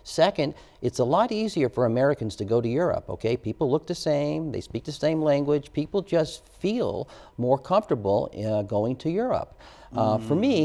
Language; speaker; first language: English; native; English